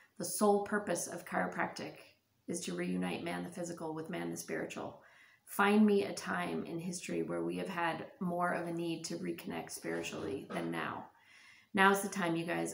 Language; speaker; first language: English; native; English